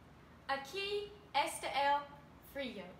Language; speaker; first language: Spanish; non-native, learner; English